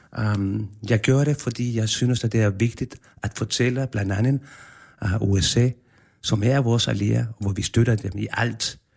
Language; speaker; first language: Danish; non-native, fluent; Spanish